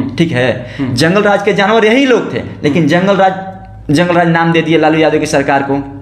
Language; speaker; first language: Hindi; native; Hindi